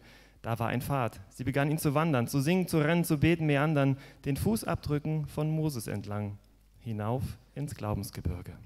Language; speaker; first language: German; native; German